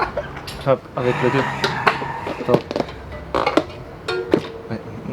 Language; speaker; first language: French; non-native, learner; German